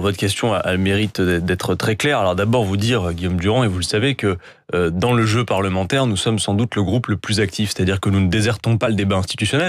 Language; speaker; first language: French; native; French